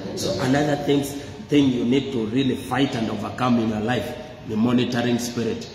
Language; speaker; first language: English; non-native, local second language; Swahili